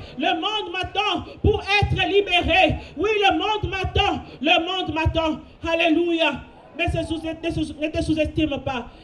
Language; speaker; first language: French; non-native, local second language; Lingala